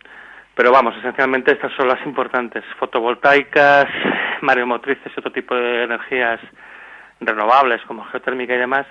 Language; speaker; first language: Spanish; native; Spanish